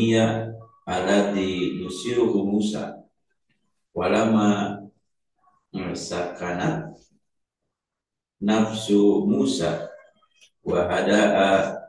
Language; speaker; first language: Arabic; non-native, learner; Indonesian